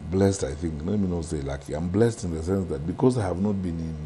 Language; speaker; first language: English; non-native, local second language; Gusii